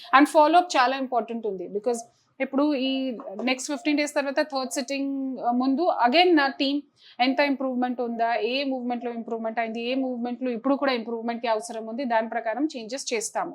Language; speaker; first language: Telugu; non-native, learner; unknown